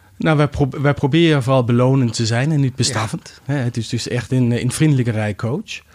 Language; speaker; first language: Dutch; non-native, fluent; Danish